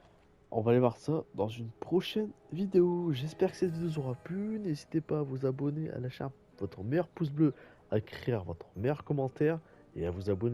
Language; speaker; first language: French; native; French